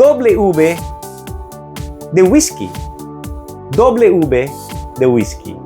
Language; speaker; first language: Spanish; non-native, fluent; Filipino